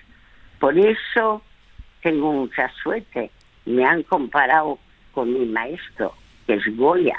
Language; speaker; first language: Spanish; early bilingual, other home language; French